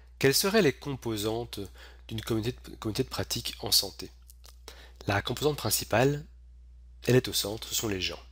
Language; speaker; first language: French; native; French